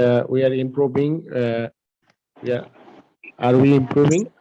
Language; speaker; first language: English; non-native, learner; Bangla